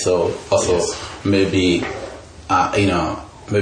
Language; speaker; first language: English; non-native, local second language; Ga